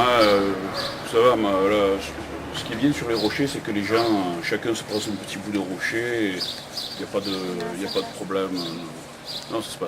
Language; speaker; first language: French; native; French